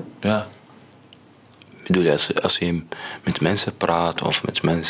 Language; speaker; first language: Dutch; non-native, learner; Arabic